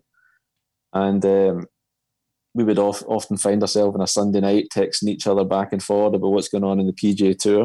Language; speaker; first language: English; native; English